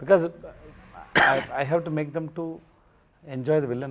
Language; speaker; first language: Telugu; non-native, learner; Tamil